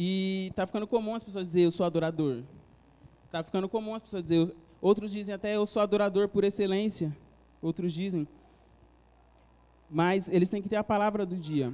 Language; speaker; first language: Portuguese; native; Portuguese